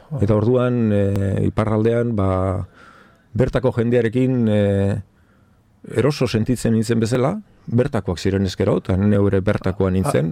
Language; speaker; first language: Basque; non-native, local second language; Spanish